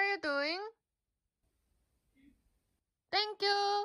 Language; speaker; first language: English; non-native, learner; Korean